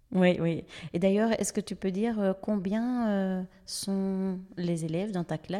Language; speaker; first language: French; native; French